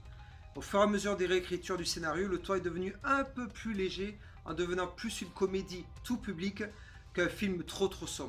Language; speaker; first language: French; native; French